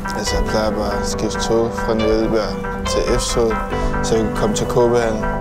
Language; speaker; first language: Danish; early bilingual, other home language; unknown